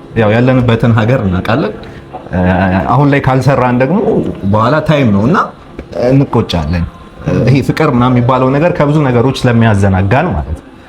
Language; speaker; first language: Amharic; native; Amharic